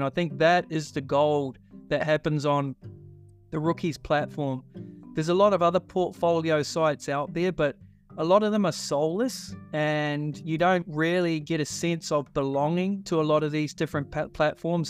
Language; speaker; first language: English; native; English